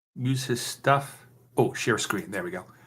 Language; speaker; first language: English; native; English